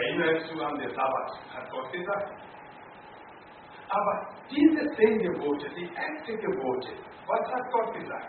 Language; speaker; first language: German; non-native, learner; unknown